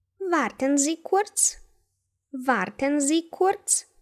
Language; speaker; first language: German; non-native, fluent; Ukrainian